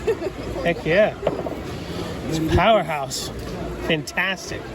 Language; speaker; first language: English; native; English